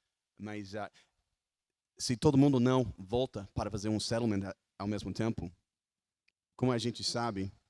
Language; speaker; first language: Portuguese; non-native, learner; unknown